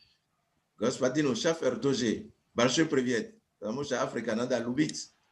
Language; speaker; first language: Russian; non-native, fluent; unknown